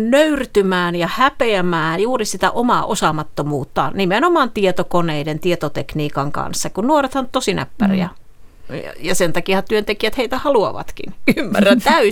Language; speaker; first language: Finnish; native; Finnish